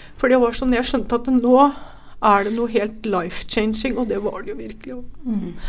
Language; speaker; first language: Norwegian; native; Norwegian